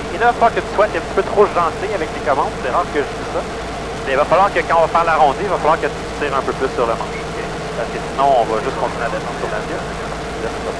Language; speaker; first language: French; native; French